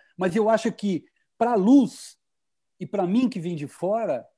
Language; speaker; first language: Portuguese; native; Portuguese